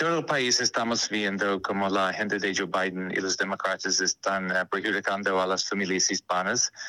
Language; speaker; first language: Spanish; non-native, learner; English